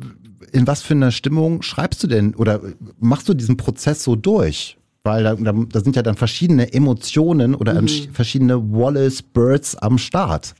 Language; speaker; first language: German; native; German